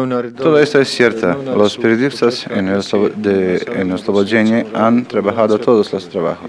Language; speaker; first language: Spanish; non-native, learner; Bosnian